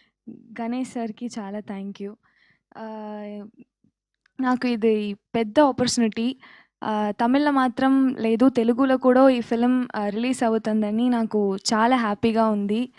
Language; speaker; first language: Telugu; non-native, learner; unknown